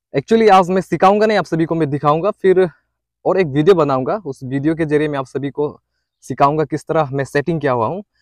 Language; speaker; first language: Hindi; non-native, local second language; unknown